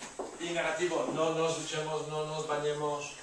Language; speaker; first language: Spanish; non-native, learner; English